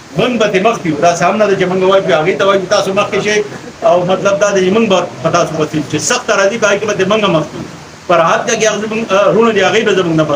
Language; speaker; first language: Pashto; non-native, local second language; Gujari